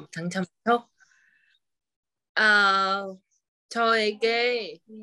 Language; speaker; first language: Korean; non-native, learner; Vietnamese